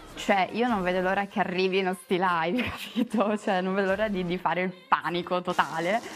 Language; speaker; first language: Italian; early bilingual, other home language; Albanian